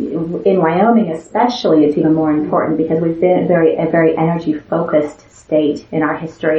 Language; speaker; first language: English; native; English